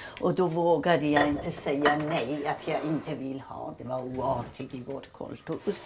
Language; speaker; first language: Swedish; non-native, fluent; Persian